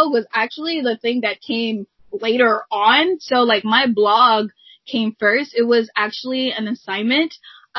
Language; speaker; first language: English; native; English